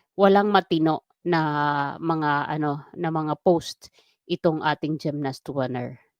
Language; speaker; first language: Filipino; non-native, local second language; Waray